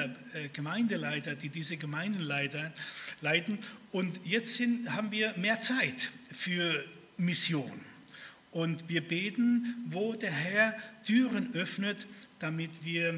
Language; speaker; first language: German; early bilingual, other home language; Spanish